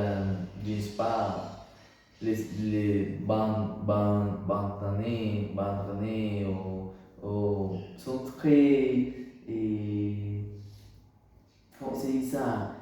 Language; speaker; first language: French; non-native, learner; Spanish